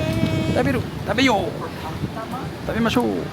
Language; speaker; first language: Japanese; non-native, learner; French